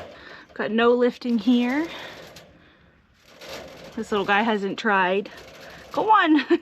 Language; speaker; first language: English; native; English